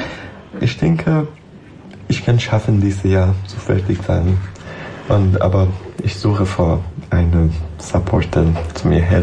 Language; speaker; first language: German; non-native, learner; Persian